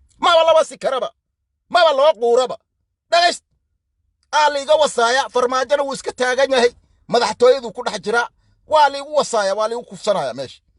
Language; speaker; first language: Somali; native; Somali